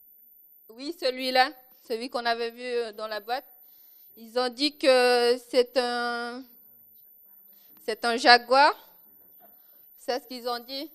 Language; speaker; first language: French; non-native, local second language; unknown